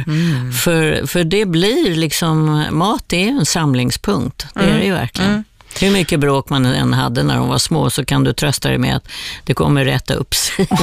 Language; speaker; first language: Swedish; native; Swedish